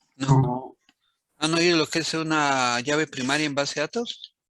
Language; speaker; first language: Spanish; native; Spanish